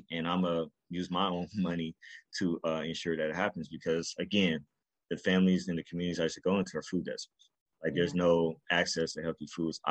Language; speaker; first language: English; native; English